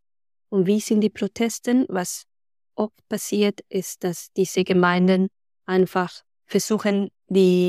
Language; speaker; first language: German; non-native, fluent; Spanish